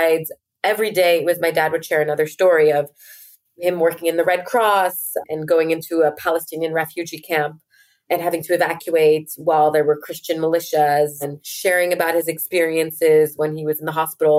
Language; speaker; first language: English; native; English